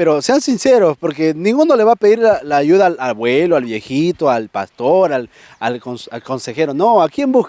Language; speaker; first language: Spanish; native; Spanish